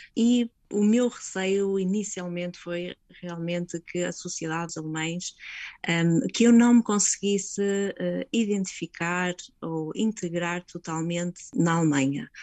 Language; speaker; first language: Portuguese; native; Portuguese